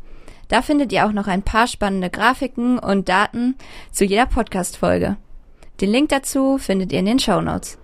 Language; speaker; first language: German; native; German